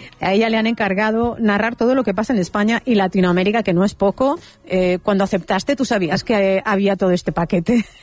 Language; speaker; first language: Spanish; native; Spanish